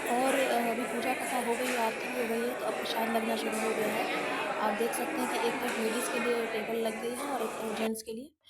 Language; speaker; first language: Hindi; native; Hindi